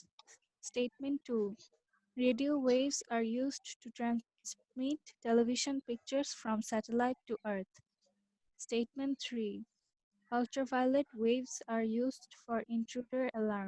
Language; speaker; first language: English; non-native, local second language; Bangla